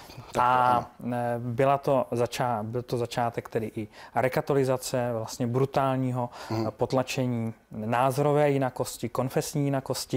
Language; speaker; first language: Czech; native; Czech